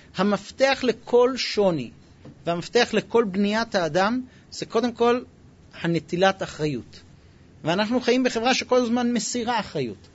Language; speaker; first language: Hebrew; non-native, fluent; English